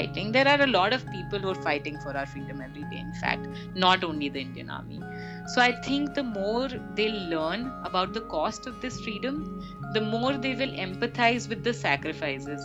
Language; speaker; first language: English; non-native, local second language; Hindi